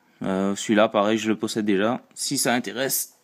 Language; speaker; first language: French; native; French